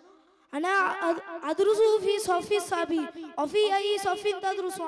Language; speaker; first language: Arabic; non-native, learner; Bangla